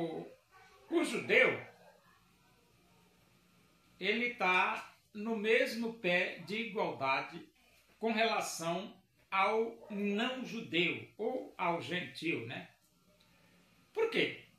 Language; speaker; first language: Portuguese; native; Portuguese